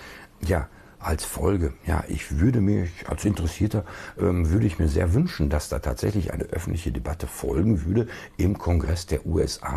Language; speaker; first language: German; native; German